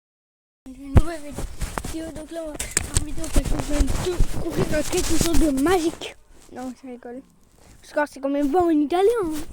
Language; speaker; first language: French; native; French